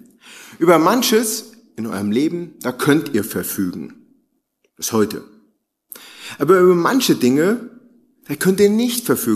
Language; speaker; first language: German; native; German